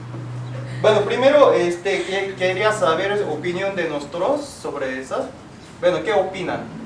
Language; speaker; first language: Spanish; non-native, fluent; Korean